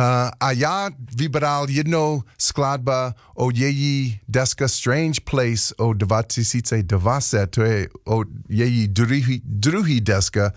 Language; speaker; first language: Czech; non-native, learner; English